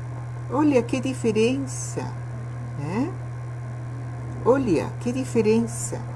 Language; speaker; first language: Portuguese; non-native, fluent; Spanish